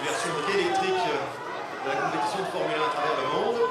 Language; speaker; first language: French; native; French